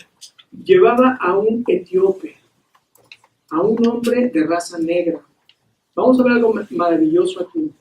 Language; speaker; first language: Spanish; native; Spanish